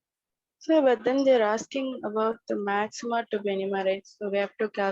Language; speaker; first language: English; non-native, local second language; Tamil